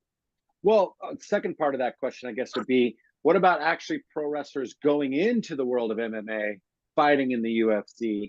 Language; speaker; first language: English; native; English